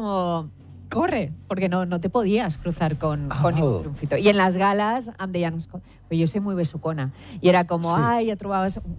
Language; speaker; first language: Catalan; non-native, local second language; Spanish